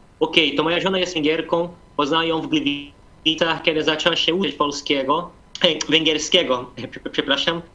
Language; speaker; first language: Polish; non-native, fluent; Portuguese